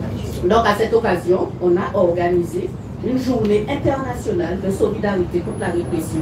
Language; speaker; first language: French; native; French